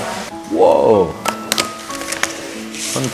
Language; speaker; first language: Chinese; non-native, learner; Spanish